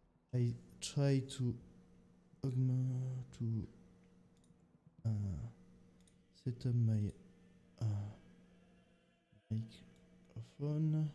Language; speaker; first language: English; non-native, learner; French